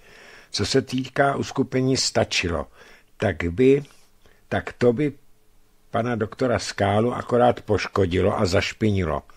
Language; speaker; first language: Czech; native; Czech